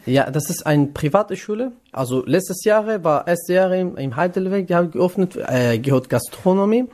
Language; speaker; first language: German; non-native, learner; Kurdish